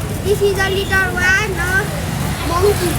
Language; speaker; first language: English; non-native, learner; Nepali